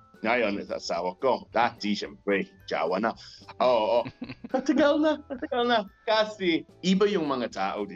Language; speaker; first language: Filipino; non-native, learner; English